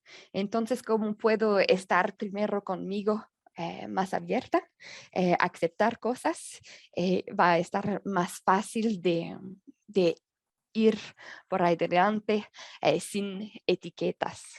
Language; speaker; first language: Spanish; non-native, learner; French